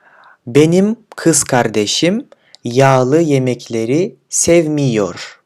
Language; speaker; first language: Turkish; non-native, fluent; Kyrgyz